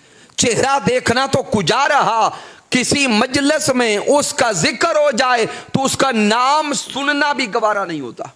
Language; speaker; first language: Urdu; native; Urdu